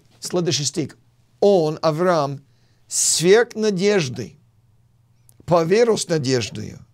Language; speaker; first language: Russian; non-native, fluent; English